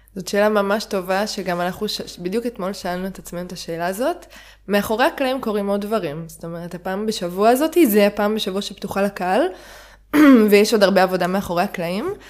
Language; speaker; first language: Hebrew; native; Hebrew